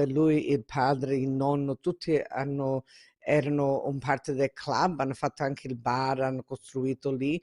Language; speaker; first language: Italian; early bilingual, heritage; Italian